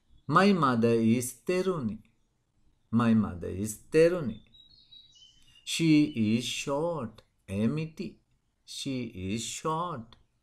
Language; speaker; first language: English; non-native, local second language; Sinhala